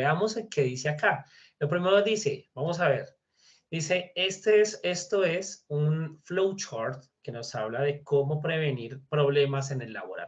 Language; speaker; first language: Spanish; native; Spanish